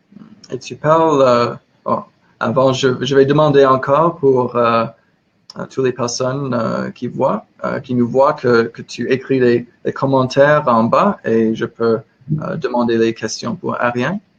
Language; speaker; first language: French; non-native, learner; English